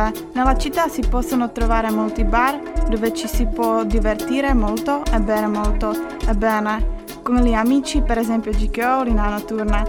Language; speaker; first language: Italian; non-native, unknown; Czech